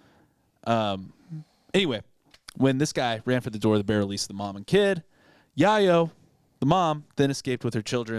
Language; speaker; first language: English; native; English